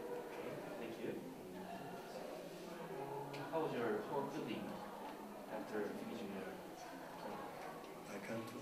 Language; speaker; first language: English; non-native, learner; Korean